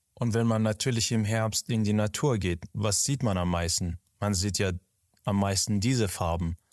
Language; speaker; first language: German; non-native, fluent; Persian